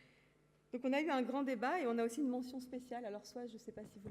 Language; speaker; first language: French; native; French